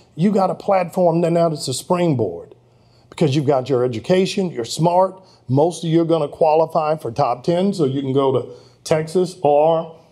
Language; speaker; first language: English; native; English